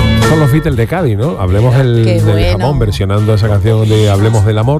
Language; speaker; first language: Spanish; native; Spanish